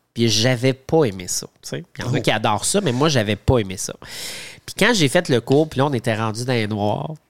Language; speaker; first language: French; native; French